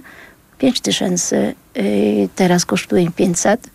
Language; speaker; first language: Polish; early bilingual, other home language; Vietnamese